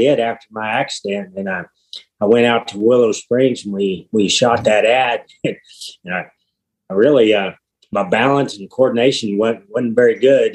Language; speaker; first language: English; native; English